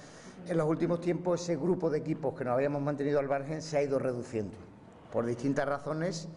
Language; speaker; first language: Spanish; native; Spanish